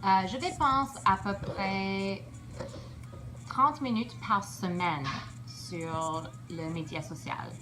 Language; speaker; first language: French; non-native, fluent; English